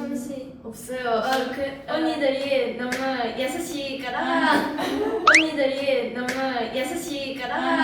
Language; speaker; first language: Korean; non-native, learner; Japanese